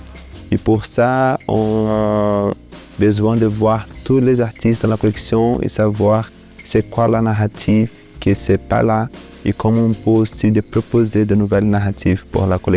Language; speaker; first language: French; non-native, fluent; Portuguese